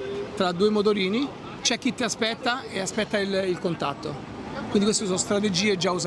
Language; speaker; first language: Italian; native; Italian